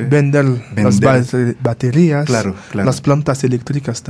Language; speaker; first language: Spanish; non-native, fluent; Haitian Creole